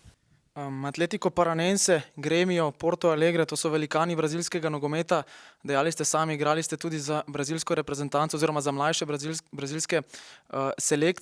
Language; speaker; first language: Slovenian; native; Slovenian